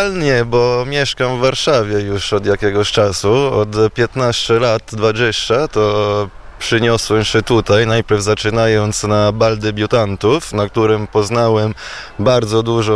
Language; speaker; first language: Polish; non-native, fluent; Italian